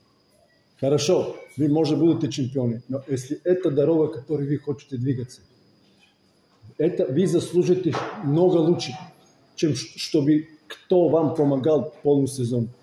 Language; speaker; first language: Russian; non-native, fluent; Serbian